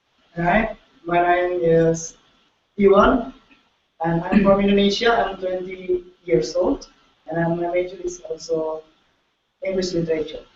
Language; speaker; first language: English; non-native, learner; Indonesian